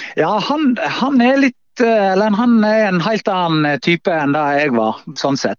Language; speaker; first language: Norwegian; native; Norwegian